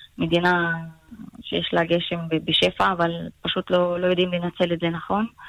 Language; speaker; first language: Hebrew; non-native, local second language; Arabic